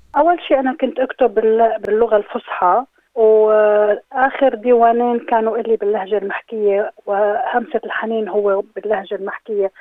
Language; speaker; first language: Arabic; native; Arabic